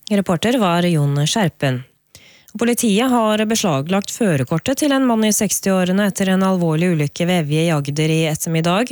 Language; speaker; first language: Norwegian; native; Norwegian